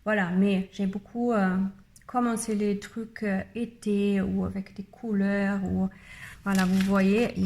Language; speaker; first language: French; non-native, learner; German